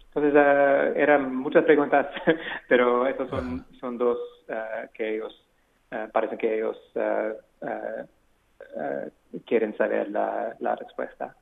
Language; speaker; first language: Spanish; non-native, fluent; English